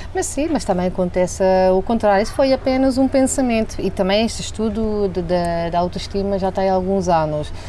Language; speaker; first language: Portuguese; non-native, fluent; Dutch